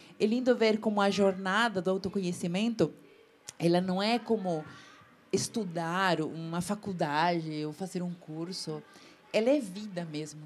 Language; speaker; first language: Portuguese; non-native, fluent; Spanish